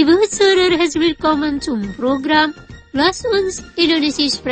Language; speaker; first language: German; non-native, fluent; Indonesian